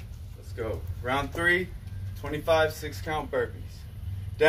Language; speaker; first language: English; native; English